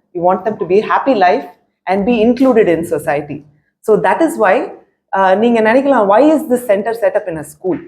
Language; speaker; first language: English; non-native, local second language; Tamil